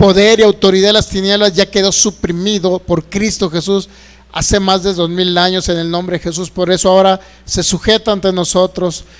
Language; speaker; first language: Spanish; native; Spanish